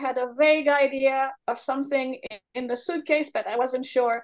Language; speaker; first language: English; non-native, fluent; French